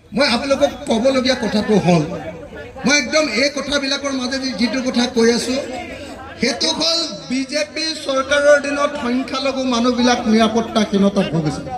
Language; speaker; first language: Assamese; native; Assamese